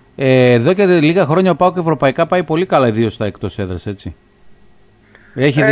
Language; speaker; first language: Greek; native; Greek